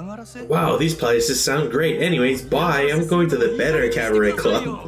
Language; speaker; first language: English; native; English